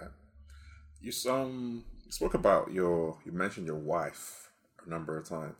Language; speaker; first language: English; non-native, local second language; Yoruba